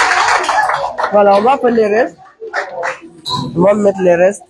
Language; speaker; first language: French; non-native, fluent; Russian